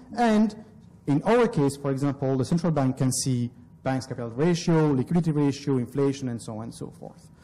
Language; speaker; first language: English; non-native, fluent; French